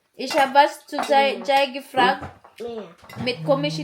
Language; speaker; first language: German; non-native, learner; Filipino